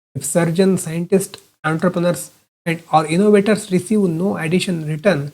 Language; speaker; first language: English; non-native, local second language; Kannada